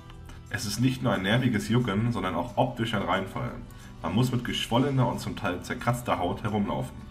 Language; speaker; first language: German; native; German